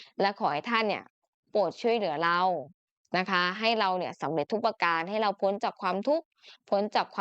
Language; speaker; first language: Thai; native; Thai